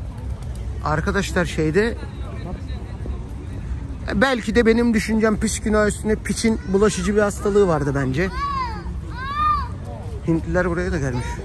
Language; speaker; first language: Turkish; native; Turkish